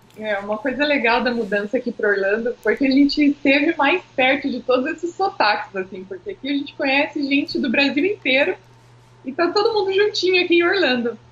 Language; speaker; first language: Portuguese; native; Portuguese